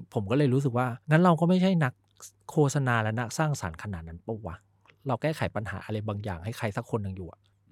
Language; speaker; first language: Thai; early bilingual, other home language; Chinese